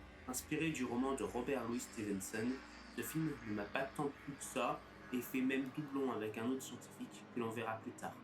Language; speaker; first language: French; native; French